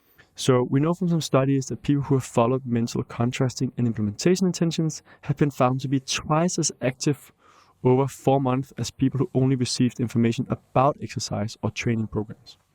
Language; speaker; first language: English; non-native, fluent; Danish